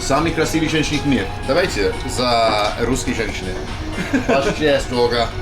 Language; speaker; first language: Russian; non-native, learner; English